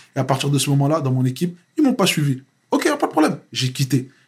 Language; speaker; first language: French; native; French